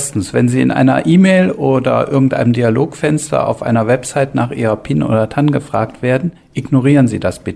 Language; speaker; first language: German; native; German